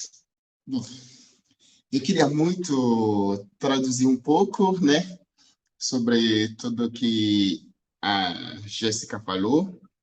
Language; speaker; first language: Portuguese; non-native, fluent; Haitian Creole